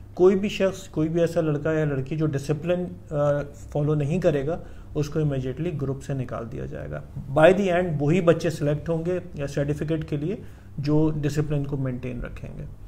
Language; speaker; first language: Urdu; native; Urdu